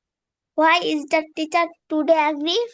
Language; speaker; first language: English; non-native, learner; Bangla